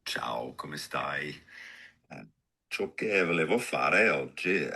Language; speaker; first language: Italian; non-native, fluent; English